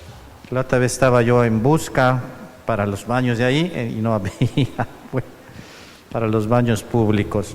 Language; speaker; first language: Spanish; native; Spanish